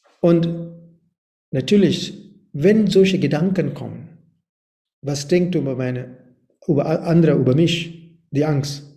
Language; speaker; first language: German; non-native, learner; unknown